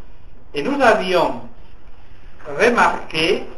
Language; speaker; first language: French; non-native, fluent; Spanish